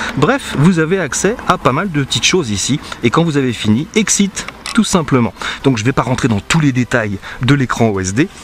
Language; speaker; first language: French; native; French